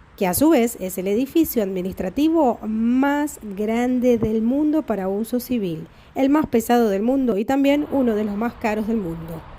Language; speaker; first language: Spanish; native; Spanish